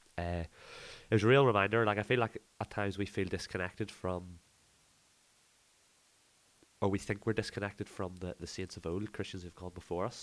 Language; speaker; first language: English; native; English